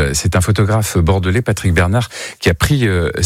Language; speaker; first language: French; native; French